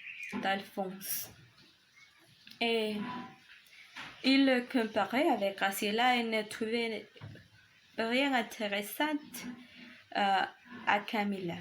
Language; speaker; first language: French; non-native, learner; Spanish